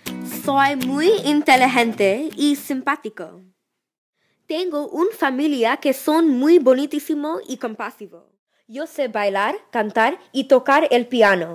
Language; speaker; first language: Spanish; non-native, learner; English